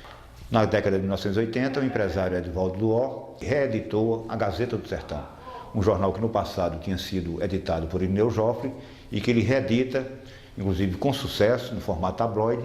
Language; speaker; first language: Portuguese; native; Portuguese